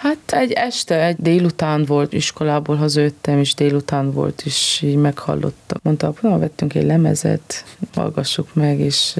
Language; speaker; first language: Hungarian; non-native, fluent; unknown